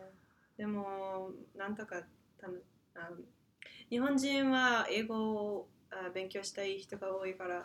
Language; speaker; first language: Japanese; non-native, fluent; English